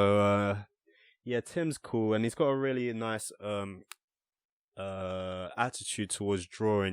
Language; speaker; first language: English; native; English